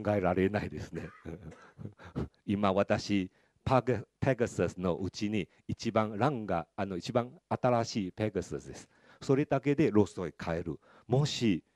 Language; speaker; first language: Japanese; non-native, fluent; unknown